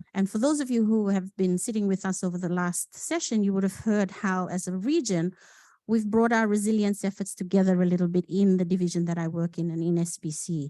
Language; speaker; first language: English; non-native, local second language; Fijian